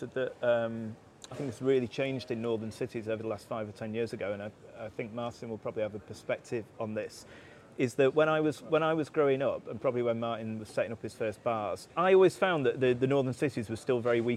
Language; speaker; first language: English; native; English